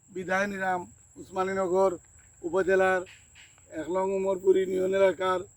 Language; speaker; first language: Bangla; non-native, local second language; Sylheti